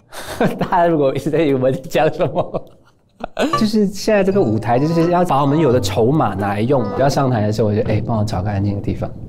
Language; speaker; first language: Chinese; native; Chinese